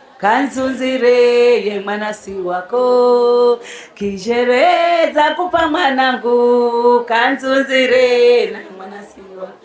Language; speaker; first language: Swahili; non-native, local second language; Giryama